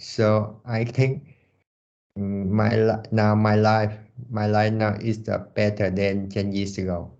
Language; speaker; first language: English; non-native, learner; Vietnamese